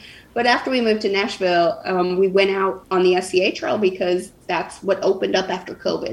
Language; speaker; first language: English; native; English